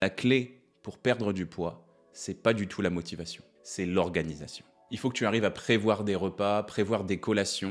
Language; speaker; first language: French; native; French